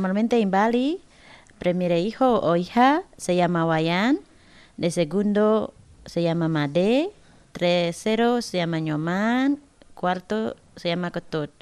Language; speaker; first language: Spanish; non-native, learner; Balinese